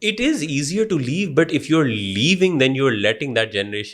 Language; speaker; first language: English; non-native, local second language; Urdu